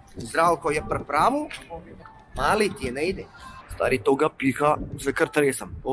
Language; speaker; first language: Slovenian; native; Slovenian